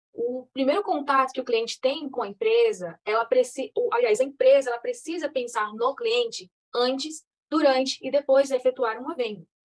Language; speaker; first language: Portuguese; native; Portuguese